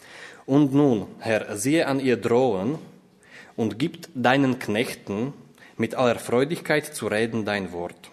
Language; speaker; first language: German; non-native, fluent; Slovak